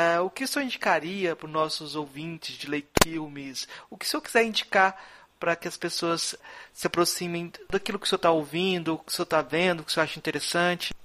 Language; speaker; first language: Portuguese; native; Portuguese